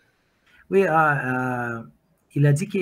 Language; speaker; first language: French; non-native, fluent; Portuguese